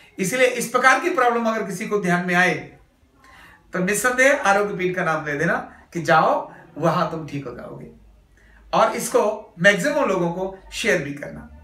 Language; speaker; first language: Hindi; native; Hindi